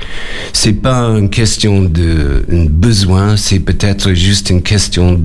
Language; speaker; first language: French; non-native, learner; English